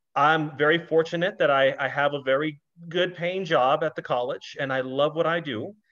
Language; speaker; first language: English; native; English